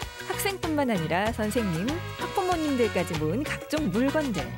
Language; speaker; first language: Korean; native; Korean